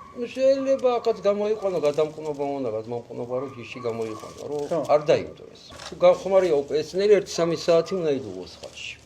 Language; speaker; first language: Georgian; native; Georgian